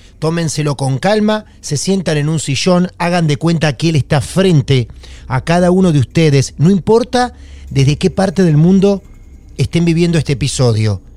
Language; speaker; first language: Spanish; native; Spanish